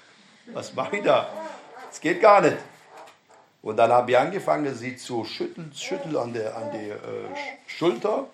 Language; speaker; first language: German; non-native, fluent; Romanian